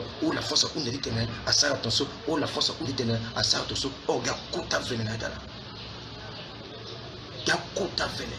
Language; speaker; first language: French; non-native, local second language; Sango